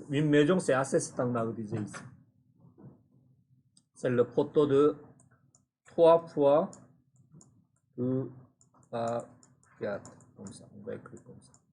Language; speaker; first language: French; non-native, fluent; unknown